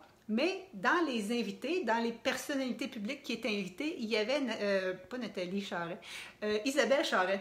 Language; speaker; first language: French; native; French